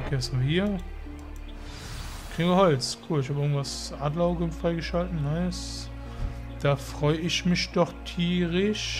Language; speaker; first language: German; native; German